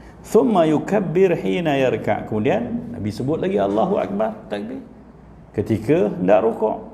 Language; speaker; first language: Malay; native; Malay